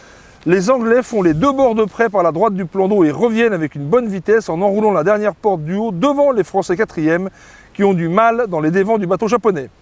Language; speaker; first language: French; native; French